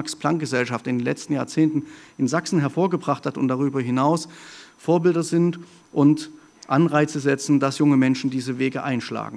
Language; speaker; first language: German; native; German